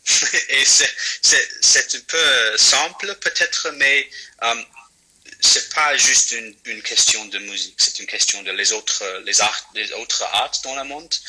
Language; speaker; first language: French; non-native, fluent; English